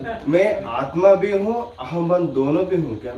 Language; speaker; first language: Hindi; non-native, local second language; Kannada